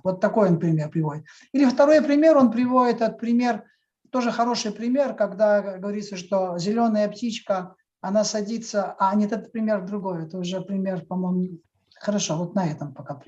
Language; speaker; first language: Russian; native; Russian